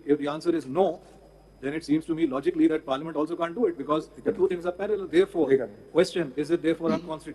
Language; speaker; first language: English; non-native, local second language; Urdu